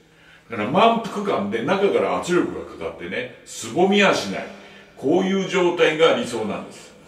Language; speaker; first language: Japanese; native; Japanese